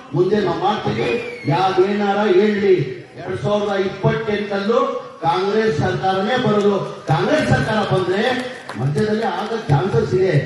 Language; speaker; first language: Kannada; non-native, local second language; Urdu